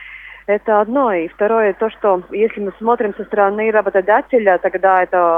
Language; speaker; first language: Russian; non-native, local second language; Latvian